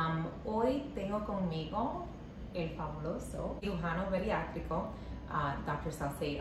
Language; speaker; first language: Spanish; non-native, local second language; English